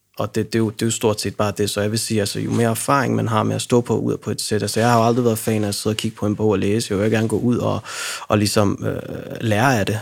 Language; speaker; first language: Danish; early bilingual, other home language; Arabic